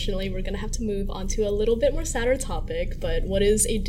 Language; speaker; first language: English; native; English